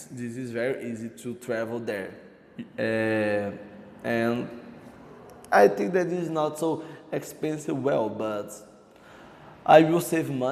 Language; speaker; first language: English; non-native, learner; Portuguese